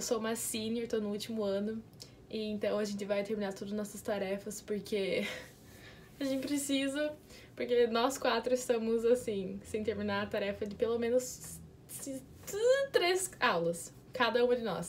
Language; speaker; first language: Portuguese; native; Portuguese